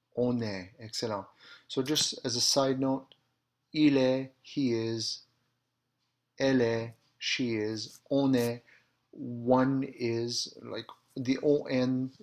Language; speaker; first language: English; early bilingual, other home language; French